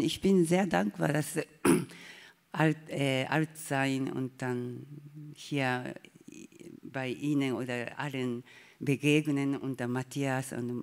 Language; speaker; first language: German; non-native, learner; Japanese